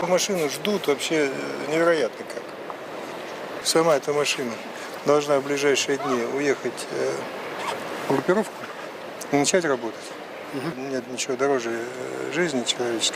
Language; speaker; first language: Russian; native; Russian